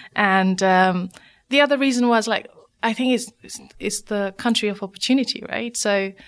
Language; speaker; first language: English; non-native, local second language; Nepali